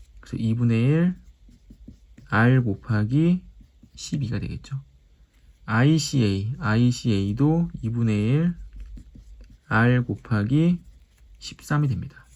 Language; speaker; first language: Korean; native; Korean